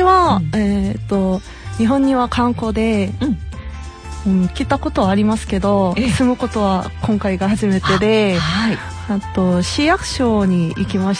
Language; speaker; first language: Japanese; non-native, fluent; Korean